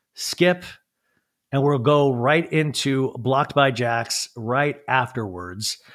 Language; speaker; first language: English; native; English